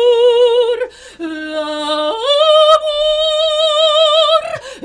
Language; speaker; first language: English; non-native, fluent; Ukrainian